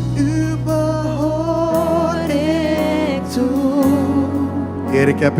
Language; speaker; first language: Dutch; non-native, local second language; Papiamento